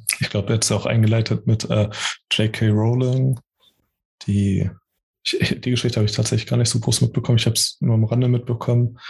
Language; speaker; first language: German; early bilingual, other home language; Portuguese